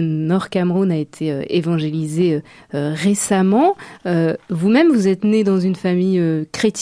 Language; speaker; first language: French; native; French